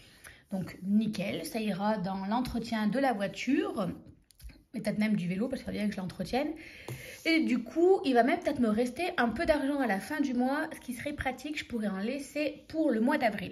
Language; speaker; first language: French; native; French